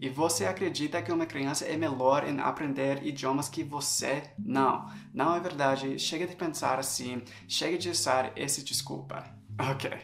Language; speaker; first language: Portuguese; non-native, fluent; English